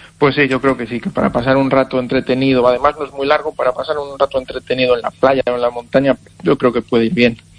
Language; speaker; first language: Spanish; native; Spanish